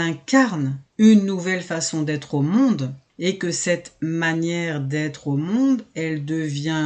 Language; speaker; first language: French; native; French